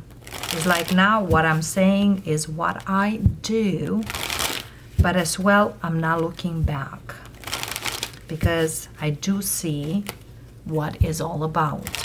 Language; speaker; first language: English; non-native, fluent; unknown